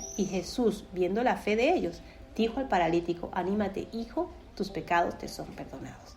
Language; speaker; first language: Spanish; native; Spanish